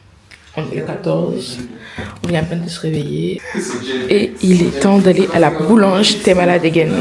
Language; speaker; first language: French; native; French